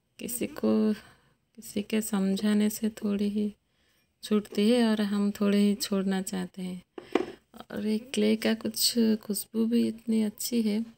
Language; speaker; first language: Hindi; native; Hindi